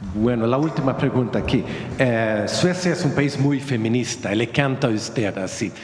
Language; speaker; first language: Spanish; non-native, fluent; Swedish